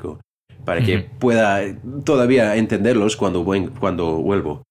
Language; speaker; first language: Spanish; non-native, fluent; English